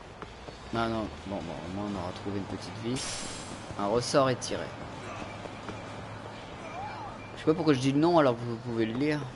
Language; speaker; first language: French; native; French